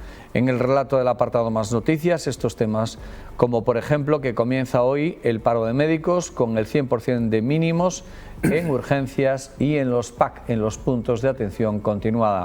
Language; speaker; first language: Spanish; native; Spanish